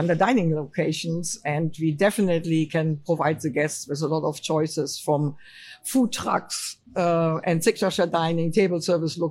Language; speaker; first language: English; non-native, fluent; German